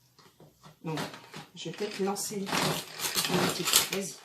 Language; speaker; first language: French; native; French